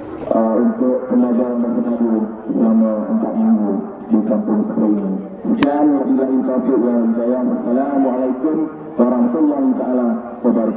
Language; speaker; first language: Malay; native; Malay